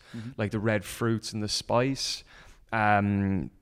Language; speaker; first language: English; native; English